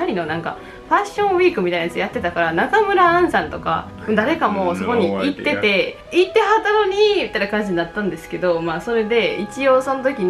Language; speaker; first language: Japanese; native; Japanese